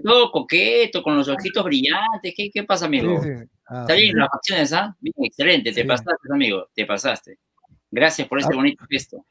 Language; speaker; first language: Spanish; native; Spanish